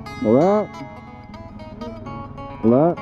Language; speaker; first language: Spanish; non-native, learner; English